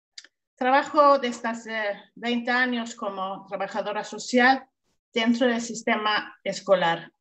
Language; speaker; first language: Spanish; non-native, fluent; Swedish